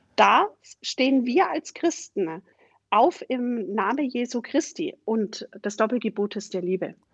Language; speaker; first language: German; native; German